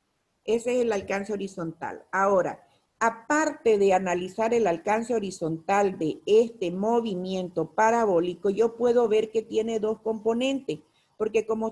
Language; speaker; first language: Spanish; native; Spanish